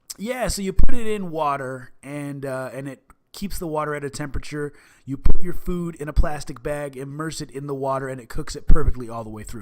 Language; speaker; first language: English; native; English